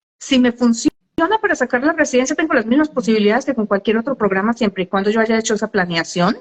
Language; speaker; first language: Spanish; native; Spanish